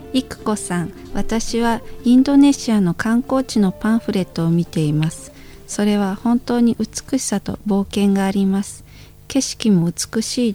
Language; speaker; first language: Japanese; non-native, learner; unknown